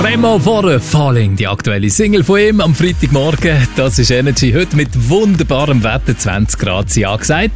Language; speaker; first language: German; native; German